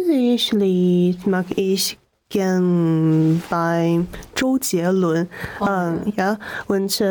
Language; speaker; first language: German; non-native, learner; Chinese